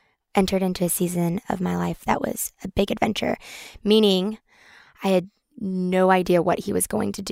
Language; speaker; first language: English; native; English